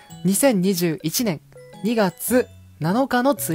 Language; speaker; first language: Japanese; native; Japanese